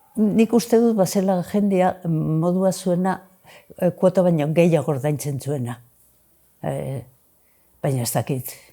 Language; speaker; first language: Basque; native; Basque